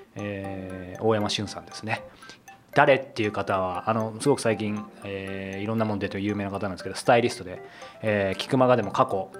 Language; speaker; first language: Japanese; native; Japanese